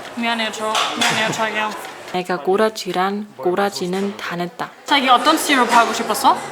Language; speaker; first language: Korean; non-native, learner; German